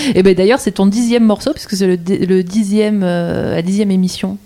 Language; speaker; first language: French; native; French